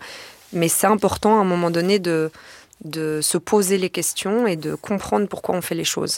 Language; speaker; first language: French; native; French